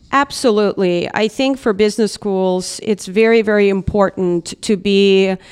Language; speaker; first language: English; non-native, fluent; Russian